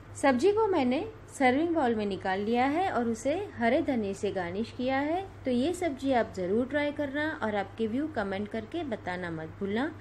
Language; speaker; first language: Hindi; non-native, local second language; Gujarati